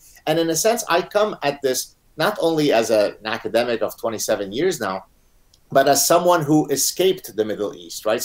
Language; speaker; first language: English; non-native, fluent; Arabic